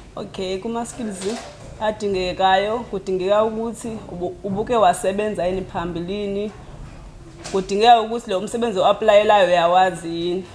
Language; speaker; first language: Zulu; non-native, local second language; Xhosa